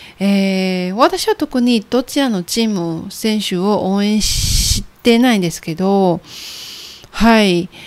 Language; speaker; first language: Japanese; non-native, fluent; Chinese